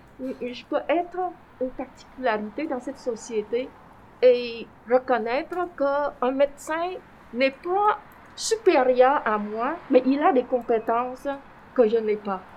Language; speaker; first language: French; non-native, fluent; Vietnamese